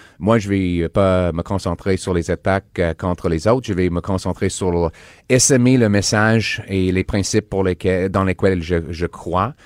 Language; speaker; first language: French; non-native, local second language; English